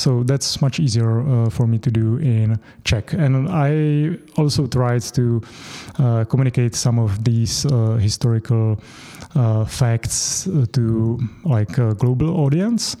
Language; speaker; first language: English; non-native, fluent; Czech